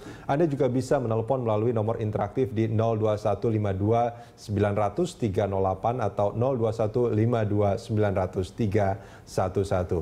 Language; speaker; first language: Indonesian; native; Indonesian